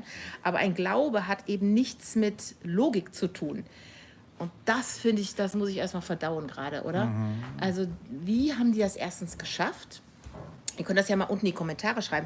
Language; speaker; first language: German; native; German